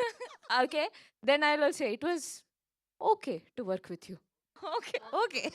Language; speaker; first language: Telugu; non-native, local second language; Malayalam